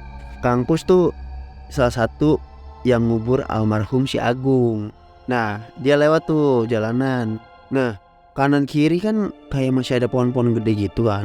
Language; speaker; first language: Indonesian; native; Indonesian